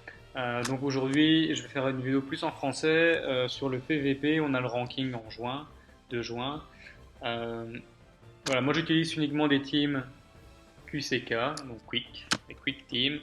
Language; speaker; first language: French; native; French